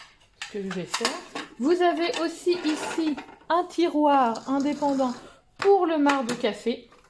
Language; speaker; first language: French; native; French